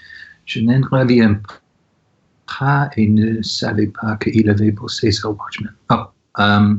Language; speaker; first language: French; non-native, learner; English